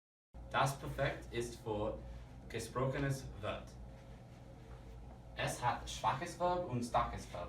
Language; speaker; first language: German; non-native, learner; English